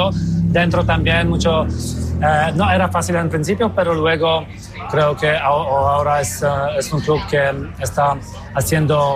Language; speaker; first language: Spanish; non-native, fluent; Polish